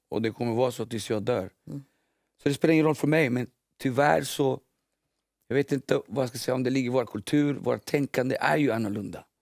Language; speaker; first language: Swedish; early bilingual, other home language; Spanish